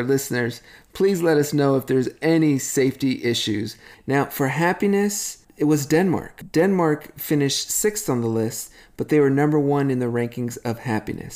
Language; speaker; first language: English; native; English